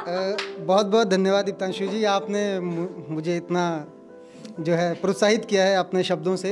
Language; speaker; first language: Hindi; native; Hindi